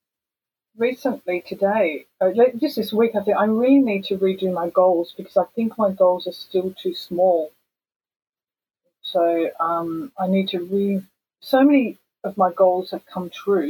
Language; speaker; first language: English; native; English